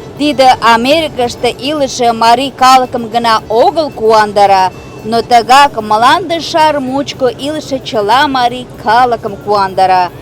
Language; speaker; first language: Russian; non-native, local second language; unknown